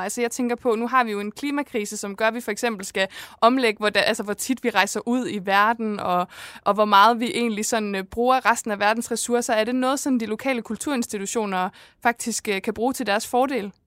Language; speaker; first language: Danish; native; Danish